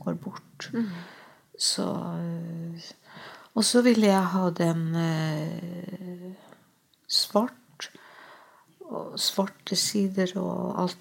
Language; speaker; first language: Norwegian; non-native, local second language; Northern Sami